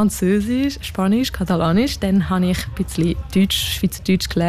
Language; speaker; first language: German; non-native, local second language; French